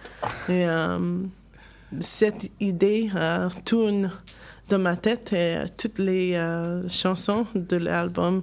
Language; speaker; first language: French; non-native, learner; English